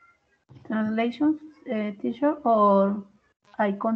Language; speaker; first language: English; non-native, learner; Spanish